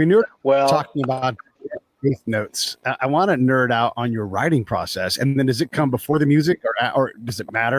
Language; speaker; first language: English; native; English